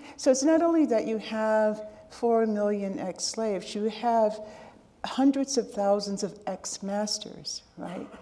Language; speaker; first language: English; native; English